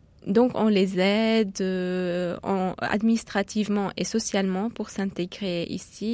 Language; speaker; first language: French; non-native, fluent; Arabic